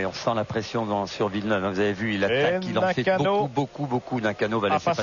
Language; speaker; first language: French; native; French